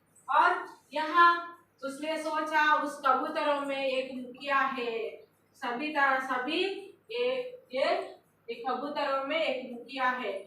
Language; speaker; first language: Hindi; non-native, local second language; Telugu